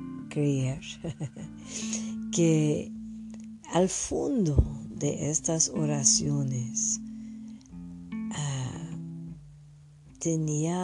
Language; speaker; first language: Spanish; non-native, fluent; French